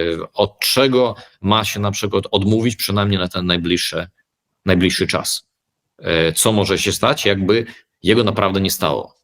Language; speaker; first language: Polish; early bilingual, heritage; Polish